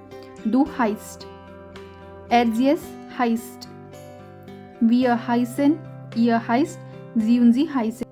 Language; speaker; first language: German; non-native, fluent; Hindi